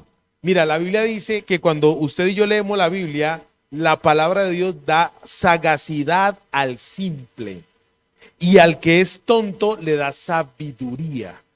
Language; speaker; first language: Spanish; native; Spanish